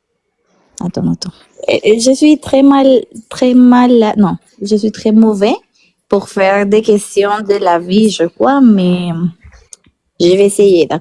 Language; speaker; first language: French; non-native, learner; Spanish